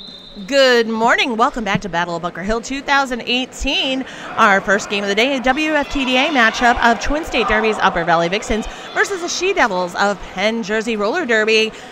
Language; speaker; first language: English; native; English